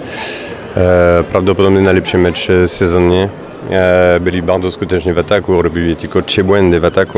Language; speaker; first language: Polish; non-native, fluent; French